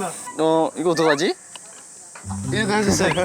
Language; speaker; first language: Korean; native; Korean